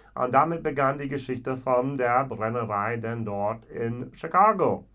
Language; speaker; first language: German; non-native, fluent; English